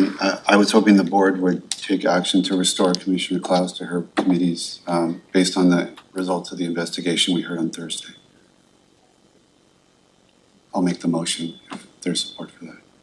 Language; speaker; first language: English; native; English